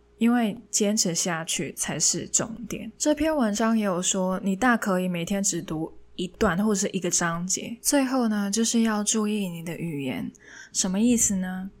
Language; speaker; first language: Chinese; non-native, local second language; Cantonese